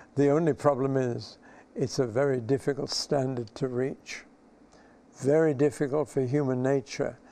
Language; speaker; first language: English; native; English